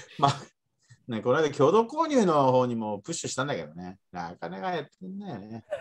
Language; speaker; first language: Japanese; native; Japanese